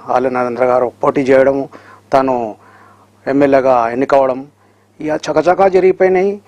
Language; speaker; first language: Telugu; native; Telugu